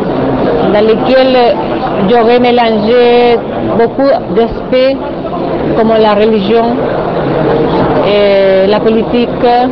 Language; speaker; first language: French; non-native, fluent; Spanish